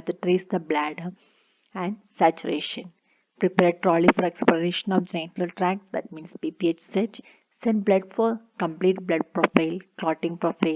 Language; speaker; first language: English; non-native, local second language; Malayalam